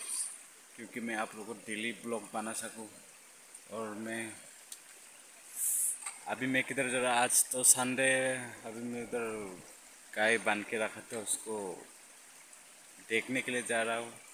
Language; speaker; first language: Hindi; non-native, local second language; Garo